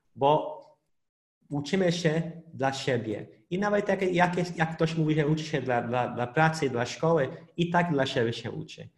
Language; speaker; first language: Polish; non-native, fluent; Portuguese